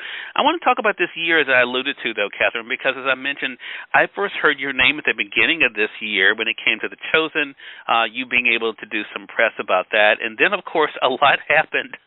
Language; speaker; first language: English; native; English